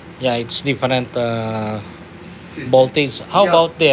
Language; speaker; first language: English; non-native, local second language; Filipino